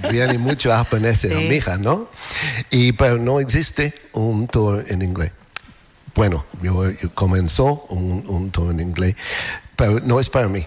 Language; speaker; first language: Spanish; non-native, learner; English